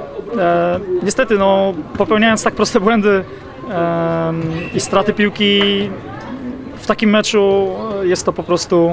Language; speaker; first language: Polish; native; Polish